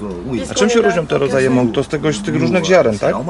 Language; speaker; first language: Polish; native; Polish